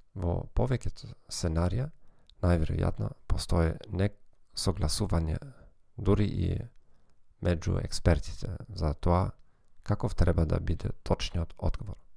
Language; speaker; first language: Macedonian; non-native, fluent; German